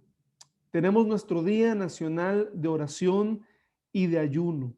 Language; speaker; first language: Spanish; native; Spanish